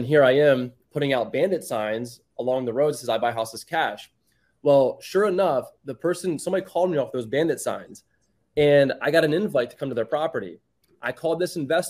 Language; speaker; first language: English; native; English